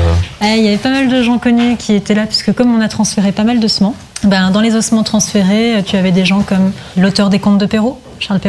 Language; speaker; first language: French; native; French